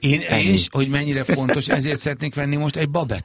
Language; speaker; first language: Hungarian; native; Hungarian